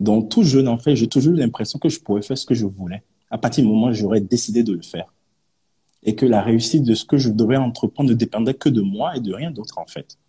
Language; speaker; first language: French; non-native, local second language; Yoruba